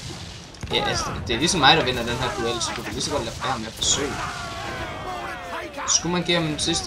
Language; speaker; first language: Danish; native; Danish